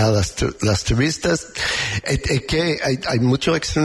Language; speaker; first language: Spanish; non-native, learner; English